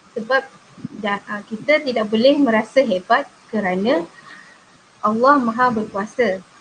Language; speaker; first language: Malay; non-native, local second language; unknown